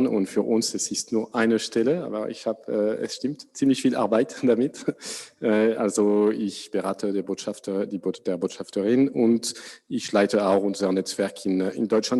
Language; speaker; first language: German; non-native, fluent; French